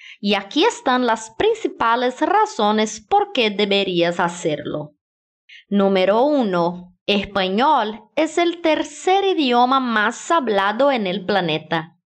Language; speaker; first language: Spanish; non-native, fluent; Portuguese